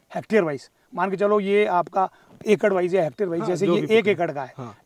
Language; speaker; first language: Hindi; native; Hindi